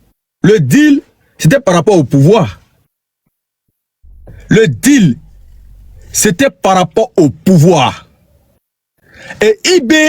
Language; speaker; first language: French; native; French